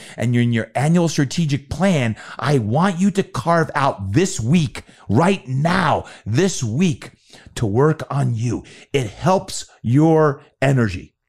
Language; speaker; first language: English; native; English